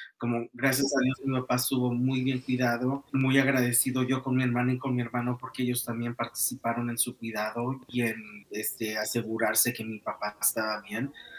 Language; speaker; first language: Spanish; early bilingual, other home language; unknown